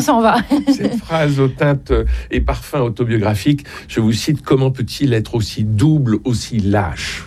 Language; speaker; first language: French; native; French